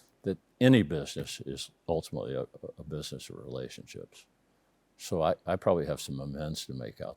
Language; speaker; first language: English; native; English